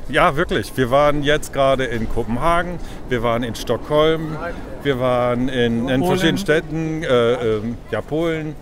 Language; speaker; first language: German; early bilingual, other home language; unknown